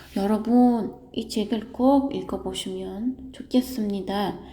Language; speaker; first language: Korean; non-native, learner; Uzbek